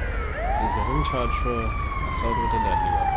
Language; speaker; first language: English; native; English